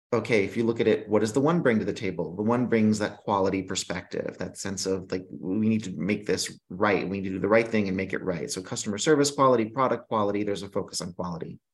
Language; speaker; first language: English; early bilingual, other home language; Greek